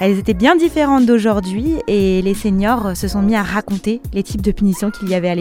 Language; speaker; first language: French; native; French